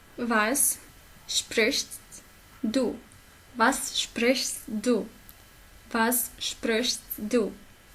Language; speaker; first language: German; non-native, fluent; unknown